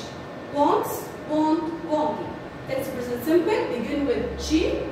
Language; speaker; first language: English; non-native, learner; Arabic